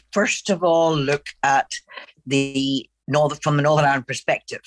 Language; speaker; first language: English; native; English